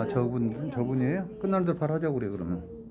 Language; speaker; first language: Korean; native; Korean